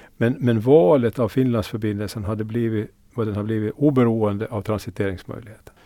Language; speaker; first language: Swedish; native; Swedish